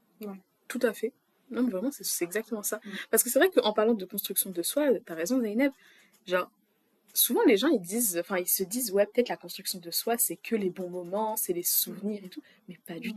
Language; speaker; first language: French; native; French